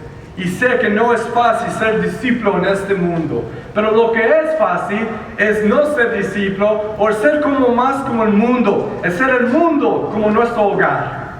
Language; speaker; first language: Spanish; early bilingual, heritage; Spanish